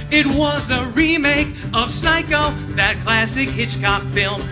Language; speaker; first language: English; native; English